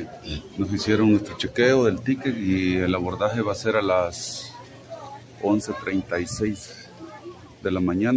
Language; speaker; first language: Spanish; native; Spanish